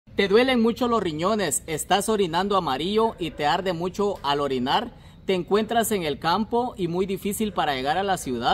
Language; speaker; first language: Spanish; native; Spanish